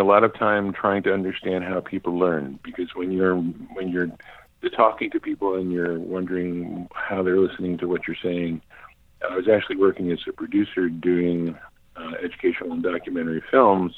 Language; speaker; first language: English; native; English